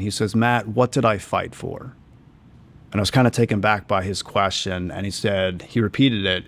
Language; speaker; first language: English; native; English